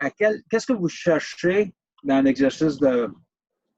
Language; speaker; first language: French; native; French